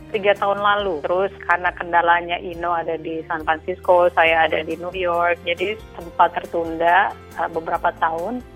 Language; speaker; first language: Indonesian; native; Indonesian